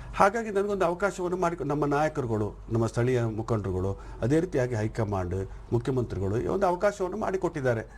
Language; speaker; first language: Kannada; native; Kannada